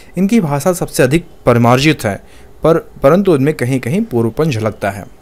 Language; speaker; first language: Hindi; native; Hindi